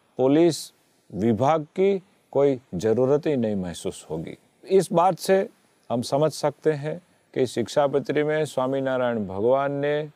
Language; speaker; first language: Hindi; non-native, local second language; Gujarati